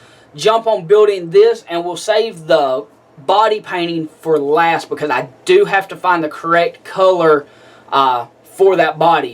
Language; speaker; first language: English; native; English